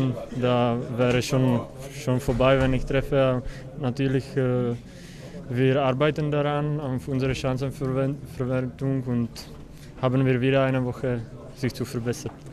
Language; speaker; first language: German; non-native, learner; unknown